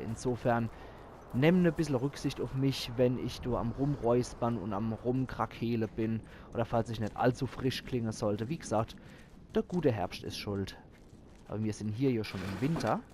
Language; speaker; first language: German; native; German